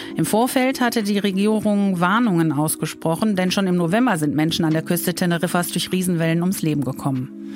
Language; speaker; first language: German; native; German